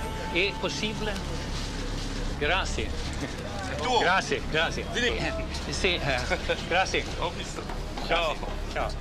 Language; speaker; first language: Italian; non-native, learner; English